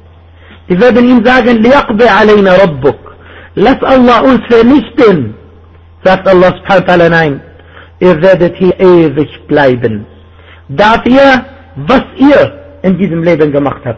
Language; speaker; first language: German; non-native, fluent; Arabic